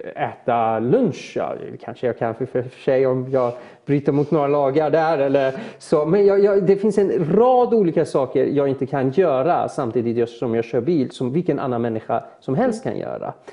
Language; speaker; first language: Swedish; early bilingual, other home language; Persian